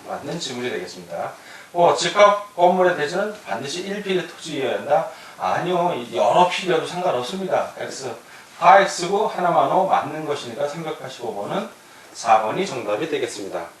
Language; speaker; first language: Korean; native; Korean